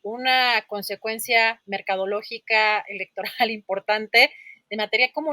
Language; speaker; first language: Spanish; native; Spanish